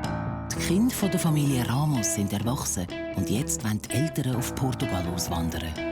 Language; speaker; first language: German; native; German